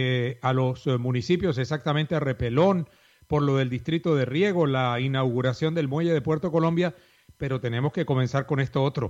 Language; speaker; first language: Spanish; native; Spanish